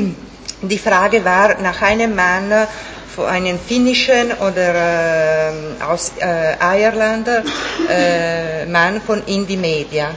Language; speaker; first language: German; non-native, fluent; Italian